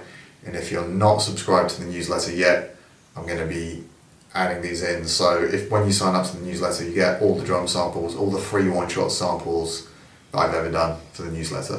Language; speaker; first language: English; native; English